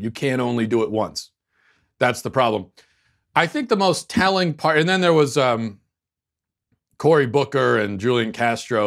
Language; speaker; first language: English; native; English